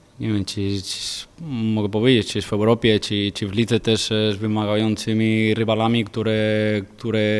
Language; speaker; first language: Polish; non-native, fluent; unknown